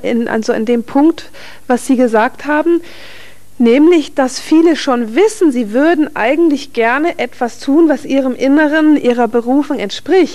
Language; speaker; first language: German; native; German